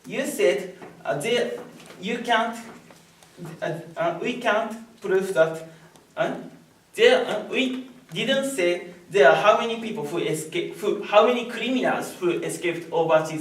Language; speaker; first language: English; non-native, learner; Japanese